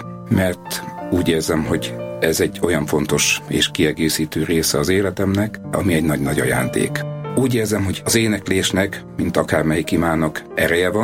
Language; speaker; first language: Hungarian; native; Hungarian